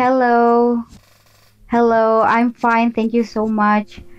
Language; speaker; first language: English; non-native, fluent; Indonesian